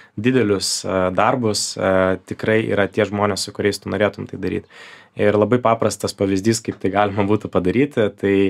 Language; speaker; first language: Lithuanian; native; Lithuanian